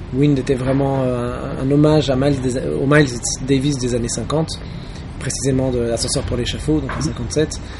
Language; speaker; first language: French; early bilingual, other home language; Arabic